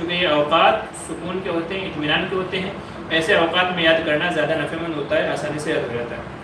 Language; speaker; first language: Urdu; native; Urdu